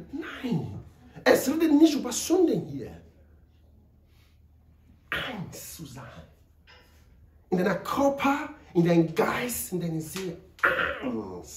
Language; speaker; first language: German; non-native, learner; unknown